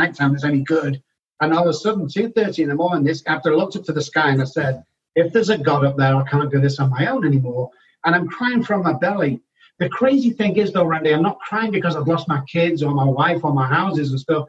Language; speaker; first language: English; native; English